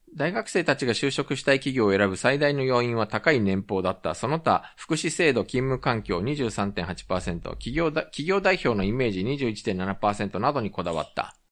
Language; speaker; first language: Japanese; native; Japanese